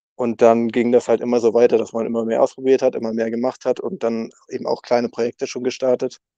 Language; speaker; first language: German; native; German